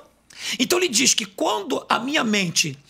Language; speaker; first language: Portuguese; native; Portuguese